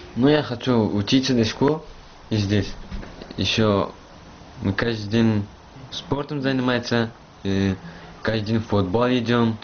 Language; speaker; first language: Russian; non-native, learner; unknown